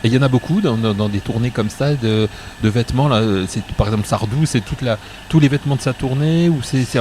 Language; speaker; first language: French; native; French